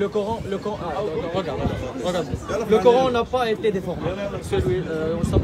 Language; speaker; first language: French; non-native, learner; Arabic